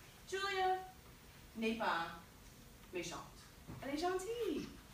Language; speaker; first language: French; non-native, fluent; English